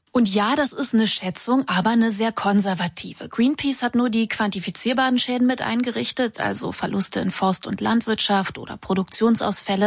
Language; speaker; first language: German; native; German